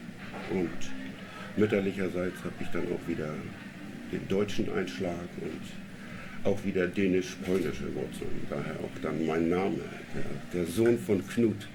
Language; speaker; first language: German; native; German